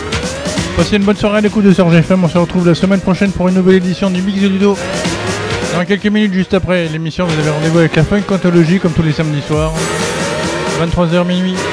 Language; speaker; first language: French; native; French